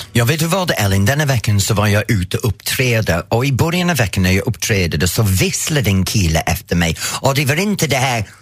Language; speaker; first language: Swedish; non-native, fluent; English